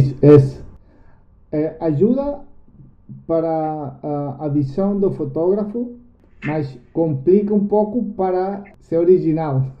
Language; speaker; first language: Portuguese; non-native, learner; Spanish